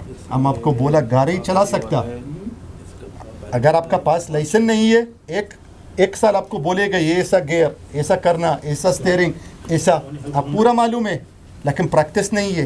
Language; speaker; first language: Hindi; non-native, learner; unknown